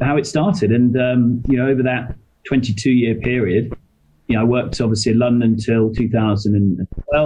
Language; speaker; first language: English; native; English